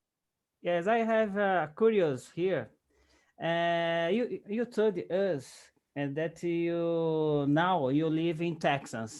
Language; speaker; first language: English; non-native, learner; Portuguese